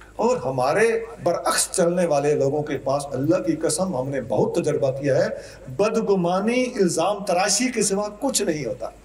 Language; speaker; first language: Urdu; non-native, local second language; Punjabi